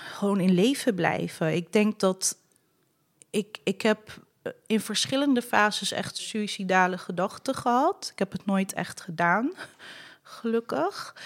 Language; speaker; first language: Dutch; early bilingual, other home language; Arabic